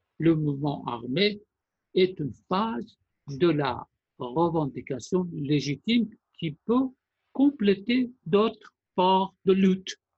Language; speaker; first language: French; non-native, fluent; Persian